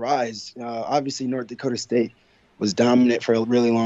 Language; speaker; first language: English; native; English